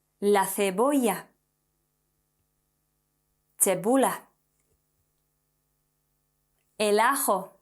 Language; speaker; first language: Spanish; non-native, fluent; Polish